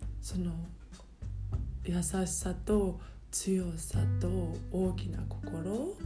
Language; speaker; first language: Japanese; native; Japanese